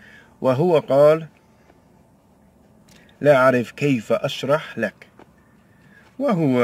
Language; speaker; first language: Arabic; non-native, learner; English